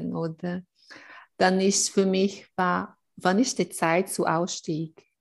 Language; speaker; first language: German; non-native, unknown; Portuguese